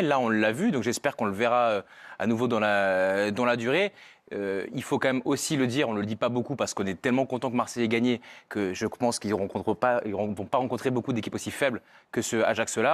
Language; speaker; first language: French; native; French